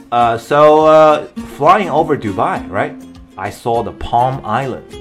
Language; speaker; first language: English; non-native, fluent; Chinese